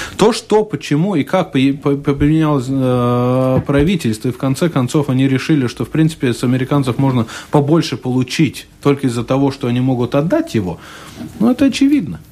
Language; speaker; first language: Russian; non-native, local second language; Latvian